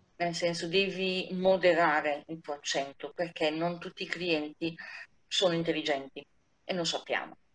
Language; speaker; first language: Italian; native; Italian